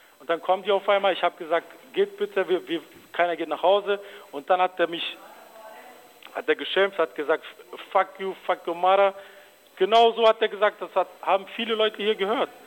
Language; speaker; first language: German; early bilingual, other home language; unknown